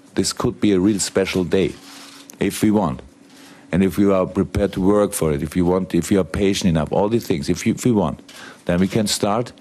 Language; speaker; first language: English; non-native, fluent; German